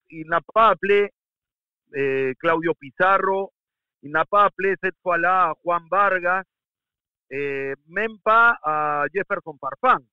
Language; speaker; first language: French; non-native, fluent; Spanish